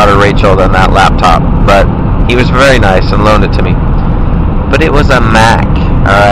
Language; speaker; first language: English; native; English